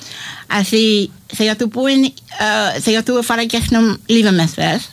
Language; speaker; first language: Icelandic; non-native, learner; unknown